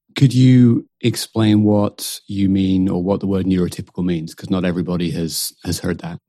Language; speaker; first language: English; native; English